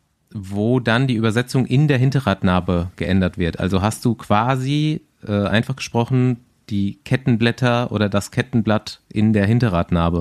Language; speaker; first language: German; native; German